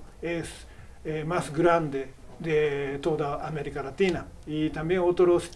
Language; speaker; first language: Spanish; non-native, fluent; Japanese